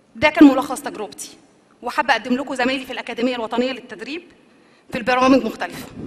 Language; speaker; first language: Arabic; native; Arabic